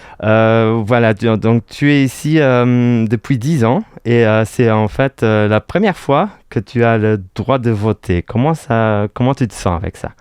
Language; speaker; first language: French; non-native, local second language; Luxembourgish